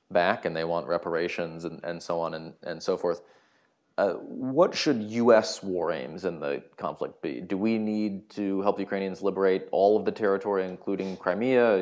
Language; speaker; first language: English; native; English